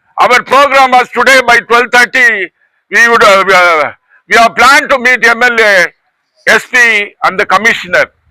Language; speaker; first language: English; non-native, local second language; Tamil